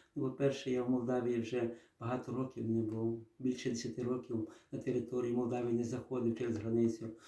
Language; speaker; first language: Ukrainian; native; Ukrainian